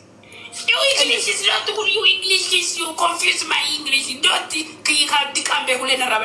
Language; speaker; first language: English; non-native, learner; Oromo